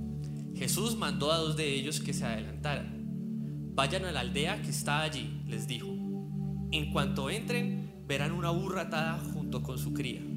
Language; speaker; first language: Spanish; native; Spanish